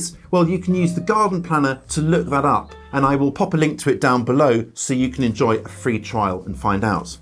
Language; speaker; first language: English; native; English